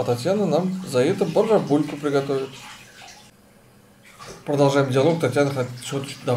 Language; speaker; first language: Russian; native; Russian